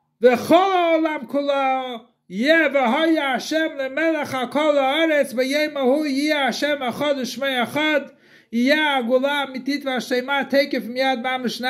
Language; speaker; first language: Hebrew; non-native, fluent; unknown